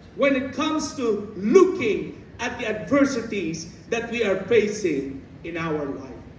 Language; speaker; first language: English; non-native, local second language; Filipino